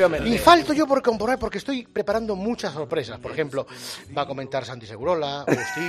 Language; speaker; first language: Spanish; native; Spanish